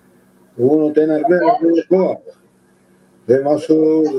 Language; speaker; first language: Hebrew; non-native, fluent; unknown